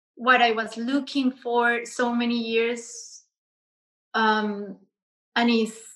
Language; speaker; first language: English; non-native, learner; Spanish